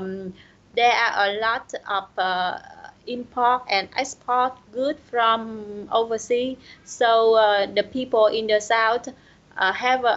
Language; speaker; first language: English; non-native, learner; Vietnamese